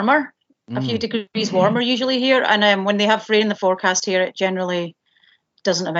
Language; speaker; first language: English; native; English